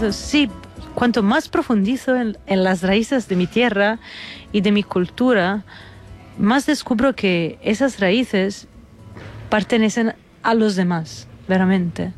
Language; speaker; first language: Spanish; non-native, fluent; Italian